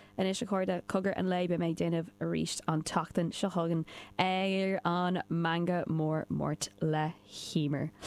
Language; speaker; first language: Irish; non-native, local second language; English